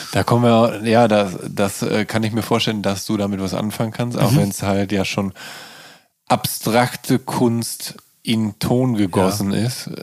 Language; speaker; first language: German; native; German